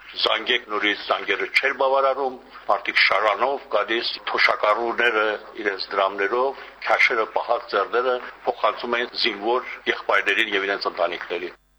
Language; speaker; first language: Armenian; early bilingual, heritage; Armenian